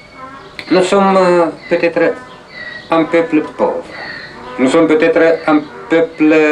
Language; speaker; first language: French; non-native, learner; Romanian